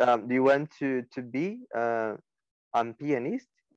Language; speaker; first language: English; non-native, learner; Portuguese